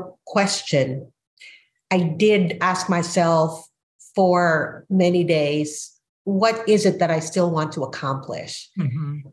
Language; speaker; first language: English; non-native, local second language; Filipino